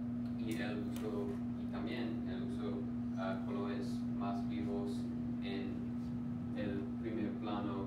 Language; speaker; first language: Spanish; non-native, learner; English